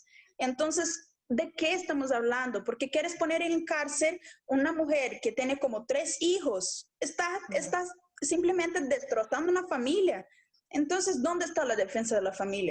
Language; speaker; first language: Spanish; non-native, local second language; Portuguese